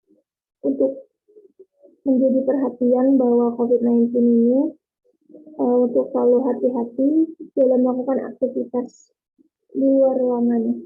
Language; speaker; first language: Indonesian; native; Indonesian